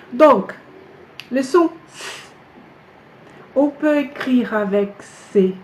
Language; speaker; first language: French; non-native, fluent; Portuguese